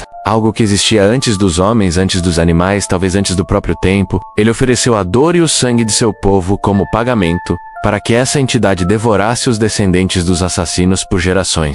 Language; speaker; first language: Portuguese; native; Portuguese